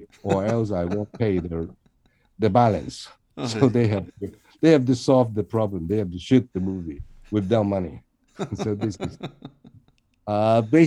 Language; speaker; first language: English; non-native, local second language; Cantonese